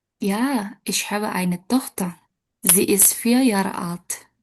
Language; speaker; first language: German; non-native, learner; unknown